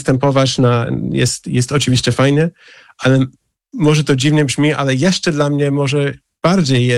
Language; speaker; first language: Polish; non-native, fluent; English